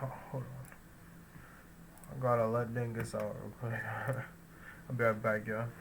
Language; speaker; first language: English; native; English